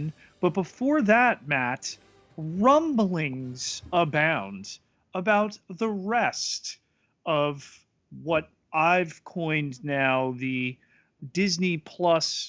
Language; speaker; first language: English; native; English